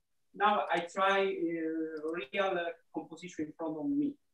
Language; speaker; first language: English; non-native, learner; Italian